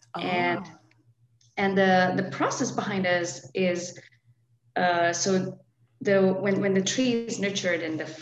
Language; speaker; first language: English; non-native, local second language; Hindi